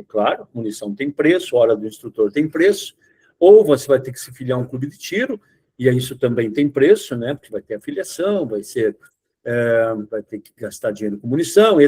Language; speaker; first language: Portuguese; native; Portuguese